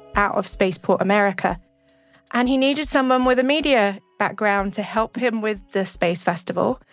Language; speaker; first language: English; native; English